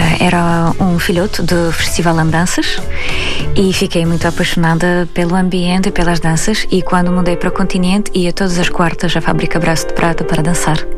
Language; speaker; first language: Portuguese; non-native, fluent; Belarusian